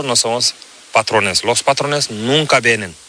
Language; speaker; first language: Spanish; non-native, learner; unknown